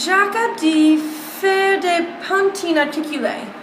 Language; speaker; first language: French; non-native, learner; English